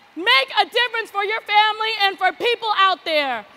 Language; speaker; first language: English; native; English